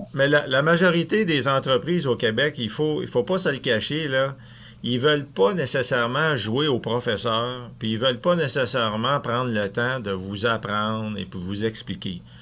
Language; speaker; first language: French; native; French